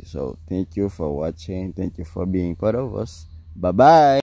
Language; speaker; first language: English; non-native, fluent; Haitian Creole